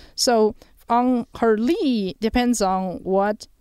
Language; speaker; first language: English; non-native, fluent; Chinese